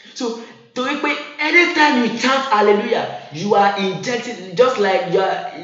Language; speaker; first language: English; non-native, local second language; Yoruba